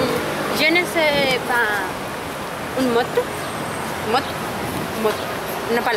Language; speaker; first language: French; non-native, learner; Spanish